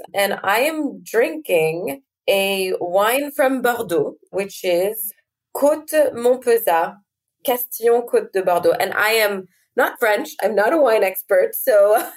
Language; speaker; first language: English; native; English